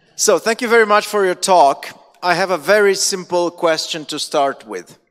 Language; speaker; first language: English; non-native, fluent; Romanian